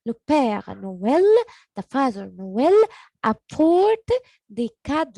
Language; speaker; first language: French; non-native, learner; Arabic